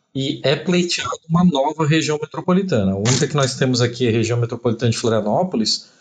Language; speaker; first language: Portuguese; native; Portuguese